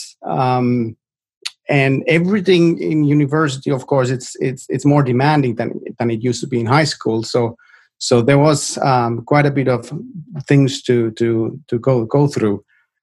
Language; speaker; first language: English; non-native, fluent; Finnish